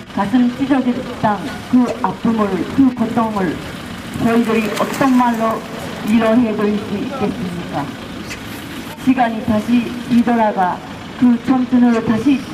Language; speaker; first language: Korean; non-native, fluent; Japanese